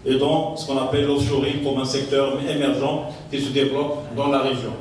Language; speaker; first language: French; non-native, local second language; Arabic